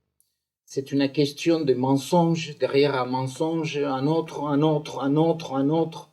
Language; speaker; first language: French; non-native, fluent; Spanish